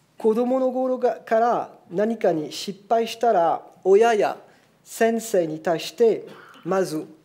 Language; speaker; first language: Japanese; non-native, fluent; French